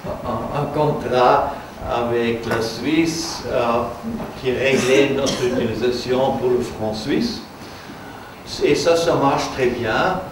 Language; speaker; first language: French; non-native, fluent; German